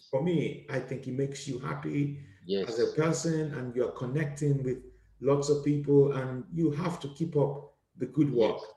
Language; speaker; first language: English; non-native, fluent; Italian